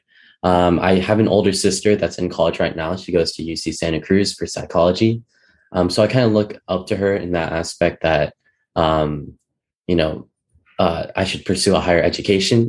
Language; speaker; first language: English; native; English